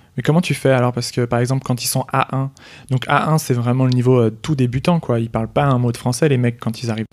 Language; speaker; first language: French; native; French